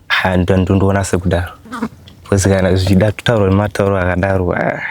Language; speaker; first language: Shona; native; Shona